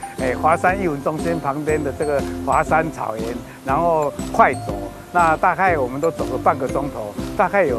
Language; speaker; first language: Chinese; native; Chinese